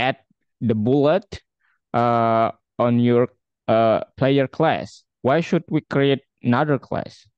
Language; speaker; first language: English; non-native, fluent; Indonesian